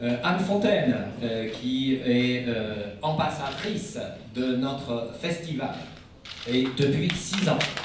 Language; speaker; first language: French; non-native, fluent; Chinese